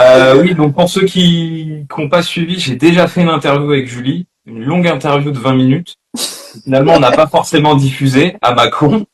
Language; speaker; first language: French; native; French